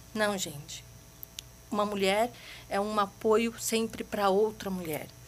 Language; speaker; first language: Portuguese; early bilingual, other home language; Arabic